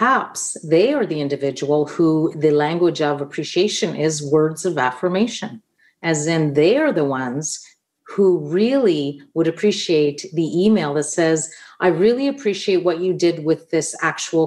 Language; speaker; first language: English; non-native, fluent; Italian